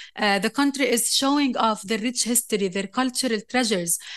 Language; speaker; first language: English; non-native, fluent; Arabic